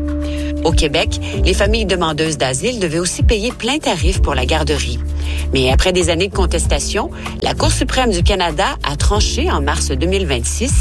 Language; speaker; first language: French; native; French